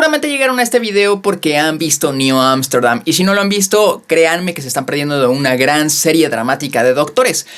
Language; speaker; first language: Spanish; native; Spanish